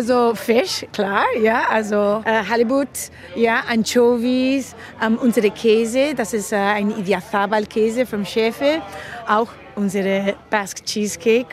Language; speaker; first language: German; non-native, fluent; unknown